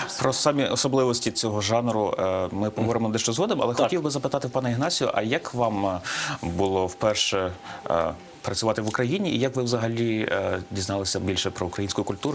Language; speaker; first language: Ukrainian; native; Ukrainian